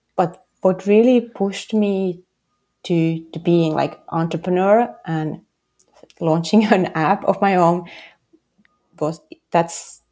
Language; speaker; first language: English; non-native, fluent; Finnish